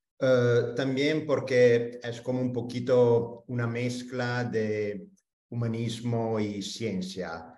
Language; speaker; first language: Spanish; non-native, fluent; Italian